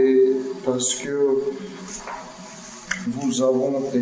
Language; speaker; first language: French; non-native, learner; Russian